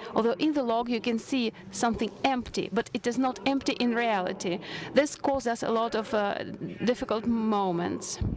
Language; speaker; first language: English; non-native, fluent; Russian